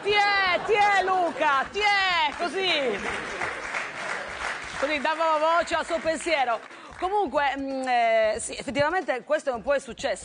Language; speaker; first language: Italian; native; Italian